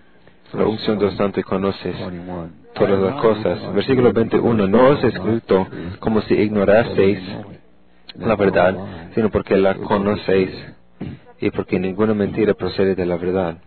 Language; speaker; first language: Spanish; non-native, fluent; English